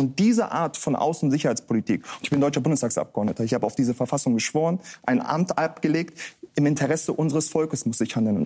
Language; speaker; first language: German; native; German